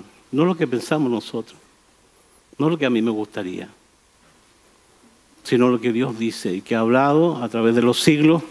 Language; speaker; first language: Spanish; native; Spanish